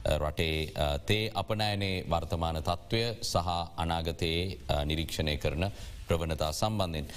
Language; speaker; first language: Sinhala; native; Sinhala